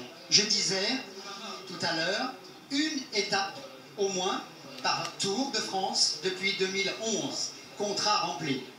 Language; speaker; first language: French; native; French